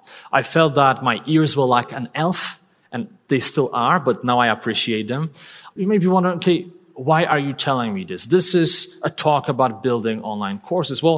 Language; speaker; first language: English; non-native, fluent; Polish